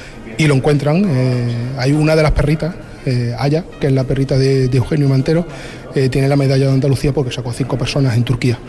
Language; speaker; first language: Spanish; native; Spanish